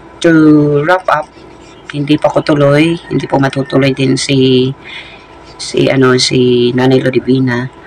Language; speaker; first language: Filipino; native; Filipino